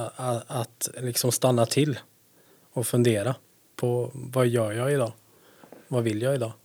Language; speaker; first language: Swedish; native; Swedish